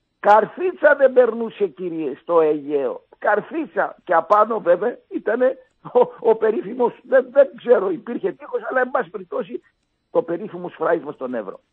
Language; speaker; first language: Greek; non-native, fluent; Arabic